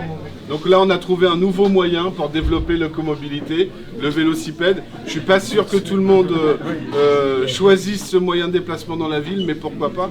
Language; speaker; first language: French; native; French